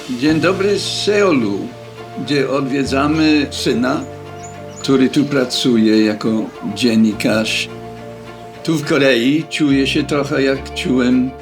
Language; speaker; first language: Polish; non-native, fluent; English